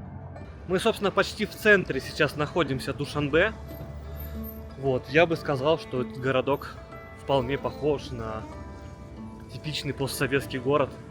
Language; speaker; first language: Russian; native; Russian